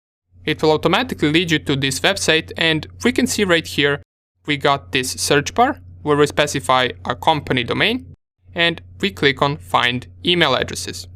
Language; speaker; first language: English; non-native, fluent; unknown